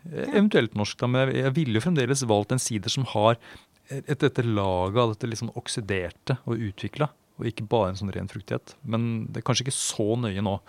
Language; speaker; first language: Norwegian; non-native, fluent; Swedish